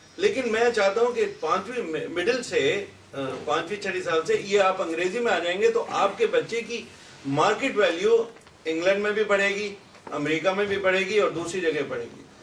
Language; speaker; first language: Urdu; native; Urdu